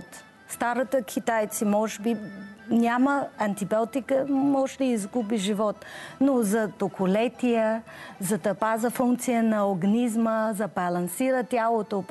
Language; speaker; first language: Bulgarian; non-native, learner; Chinese